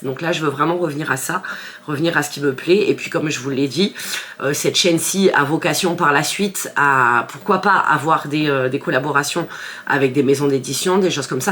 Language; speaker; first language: French; native; French